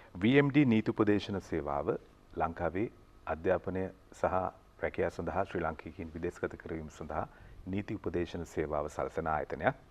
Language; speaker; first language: Sinhala; native; Sinhala